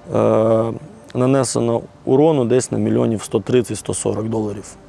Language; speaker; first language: Ukrainian; native; Ukrainian